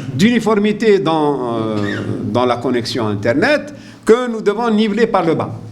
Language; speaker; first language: French; non-native, local second language; Arabic